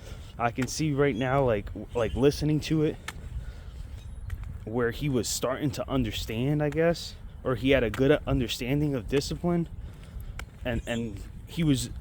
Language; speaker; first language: English; native; English